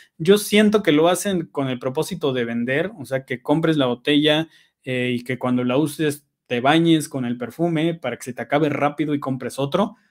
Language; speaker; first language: Spanish; native; Spanish